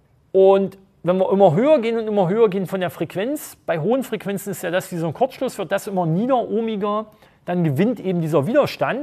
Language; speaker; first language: German; native; German